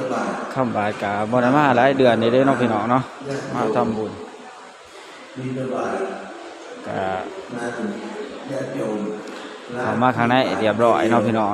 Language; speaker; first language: Thai; non-native, local second language; Northeastern Thai